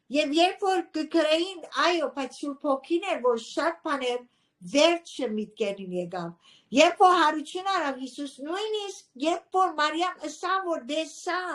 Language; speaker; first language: Armenian; early bilingual, heritage; Armenian